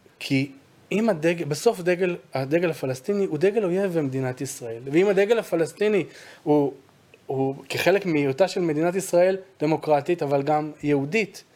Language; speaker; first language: Hebrew; native; Hebrew